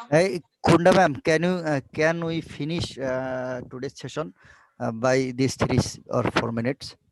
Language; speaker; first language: English; non-native, local second language; Bangla